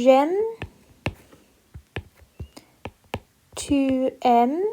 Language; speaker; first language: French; non-native, learner; English